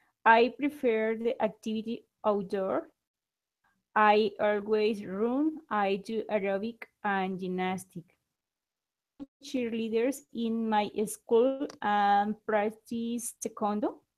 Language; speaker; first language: English; non-native, learner; Spanish